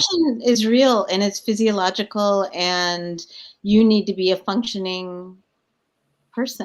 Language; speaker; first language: English; native; English